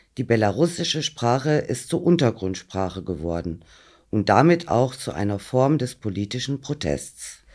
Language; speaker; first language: German; native; German